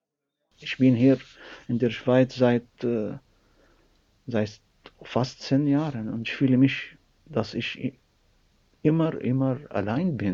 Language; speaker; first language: German; non-native, learner; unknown